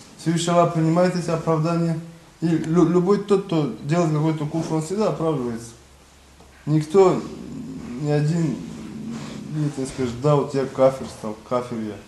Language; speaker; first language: Russian; non-native, local second language; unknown